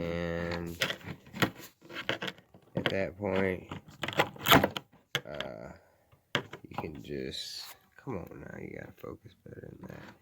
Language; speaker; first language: English; native; English